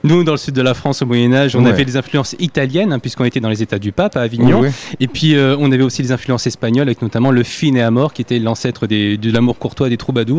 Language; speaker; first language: French; native; French